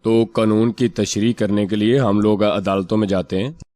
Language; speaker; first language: Urdu; non-native, local second language; Punjabi